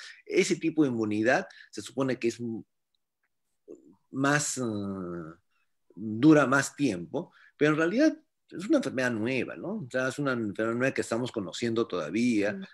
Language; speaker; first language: Spanish; native; Spanish